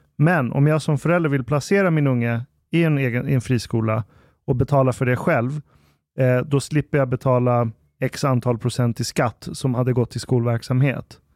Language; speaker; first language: Swedish; early bilingual, other home language; Persian